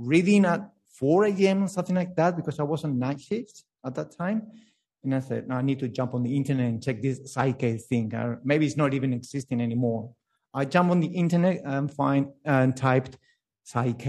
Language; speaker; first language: English; non-native, fluent; Spanish